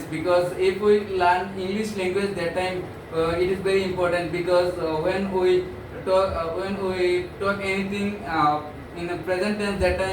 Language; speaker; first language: English; non-native, learner; Bangla